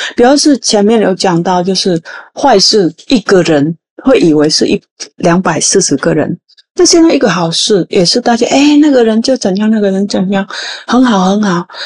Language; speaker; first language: Chinese; non-native, fluent; Vietnamese